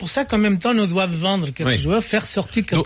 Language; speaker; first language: French; non-native, fluent; Portuguese